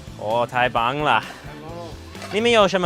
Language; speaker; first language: Chinese; non-native, learner; English